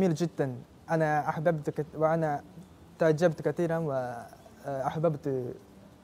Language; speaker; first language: Arabic; non-native, learner; Japanese